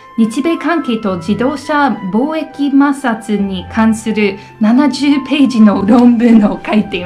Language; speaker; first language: Japanese; non-native, fluent; English